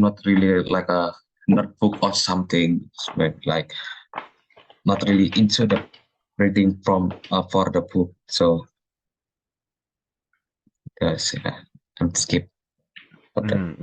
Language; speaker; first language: English; non-native, learner; Indonesian